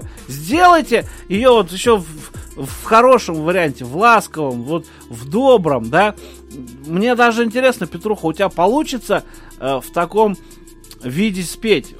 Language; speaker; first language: Russian; native; Russian